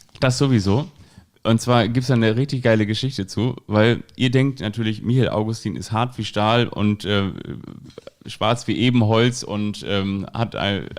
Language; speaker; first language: German; native; German